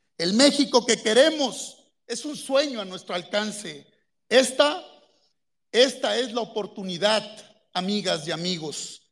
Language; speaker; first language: Spanish; native; Spanish